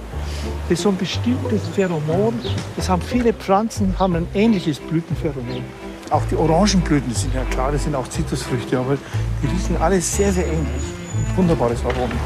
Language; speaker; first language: German; native; German